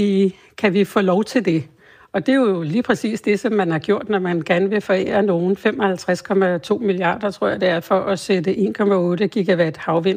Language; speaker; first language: Danish; native; Danish